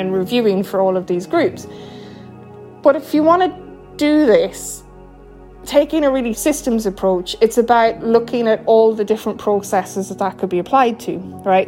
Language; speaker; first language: English; native; English